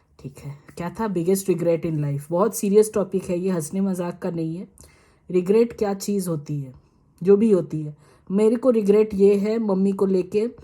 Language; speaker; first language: Hindi; native; Hindi